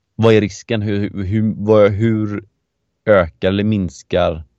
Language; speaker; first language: Swedish; native; Swedish